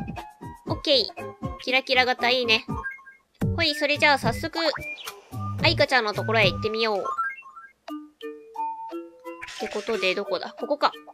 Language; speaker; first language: Japanese; native; Japanese